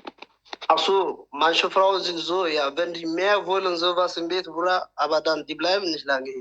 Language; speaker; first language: German; non-native, fluent; Tigrinya